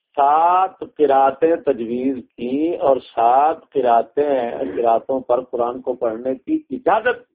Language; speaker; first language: Urdu; non-native, local second language; Punjabi